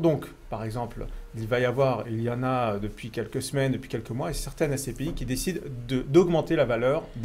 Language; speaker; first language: French; native; French